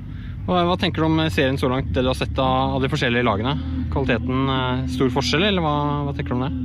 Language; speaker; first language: Norwegian; native; Norwegian